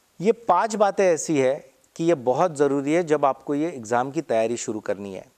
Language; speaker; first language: Hindi; non-native, local second language; Marathi